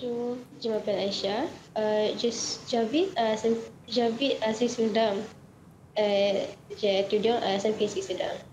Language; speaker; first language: French; non-native, learner; Malay